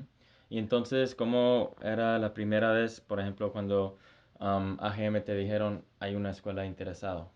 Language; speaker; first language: Spanish; early bilingual, heritage; Spanish